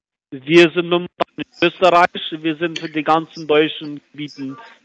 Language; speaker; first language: German; non-native, fluent; Albanian